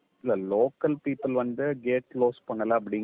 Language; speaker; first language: Tamil; native; Tamil